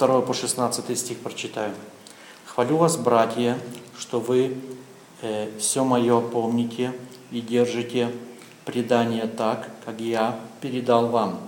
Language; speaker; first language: Czech; non-native, learner; Russian